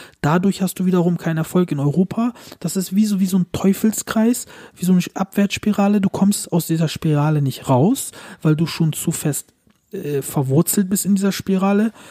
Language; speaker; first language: German; early bilingual, other home language; Turkish